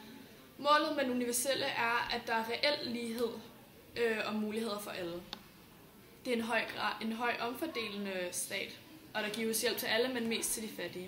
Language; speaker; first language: Danish; native; Danish